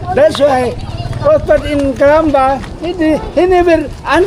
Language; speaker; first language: English; non-native, local second language; Filipino